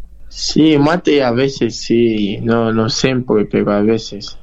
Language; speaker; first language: Spanish; non-native, learner; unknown